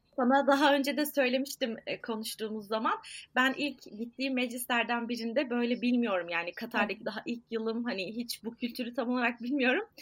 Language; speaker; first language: Turkish; native; Turkish